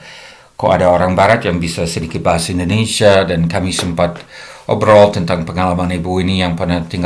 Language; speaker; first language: Indonesian; non-native, fluent; English